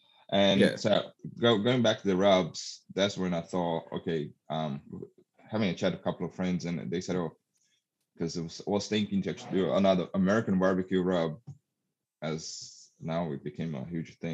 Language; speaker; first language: English; non-native, fluent; Portuguese